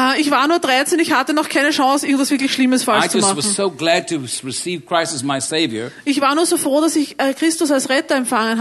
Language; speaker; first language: German; native; German